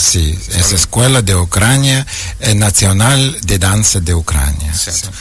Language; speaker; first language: Portuguese; non-native, learner; Ukrainian